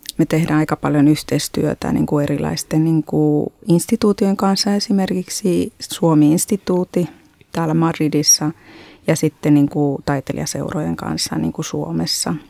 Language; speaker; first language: Finnish; non-native, fluent; Spanish